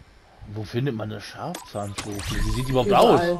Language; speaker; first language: German; native; German